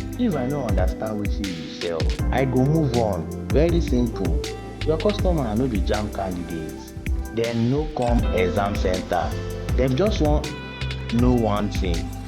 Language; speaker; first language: Nigerian Pidgin; native; Nigerian Pidgin